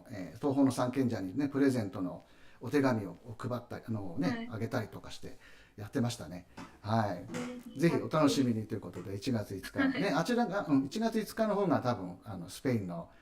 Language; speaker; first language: Japanese; native; Japanese